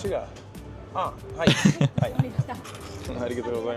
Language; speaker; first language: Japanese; non-native, learner; English